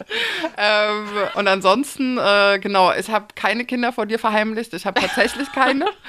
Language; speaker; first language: German; native; German